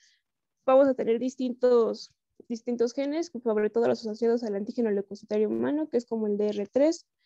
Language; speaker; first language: Spanish; native; Spanish